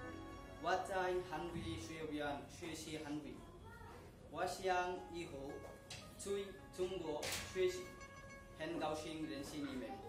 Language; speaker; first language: Chinese; non-native, learner; Bangla